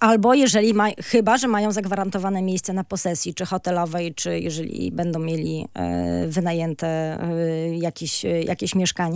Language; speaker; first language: Polish; native; Polish